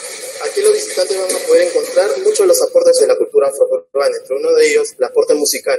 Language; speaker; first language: Spanish; native; Spanish